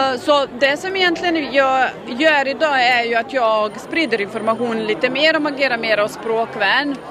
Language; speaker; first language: Swedish; non-native, fluent; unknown